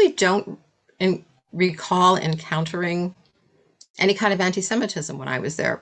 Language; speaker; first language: English; native; English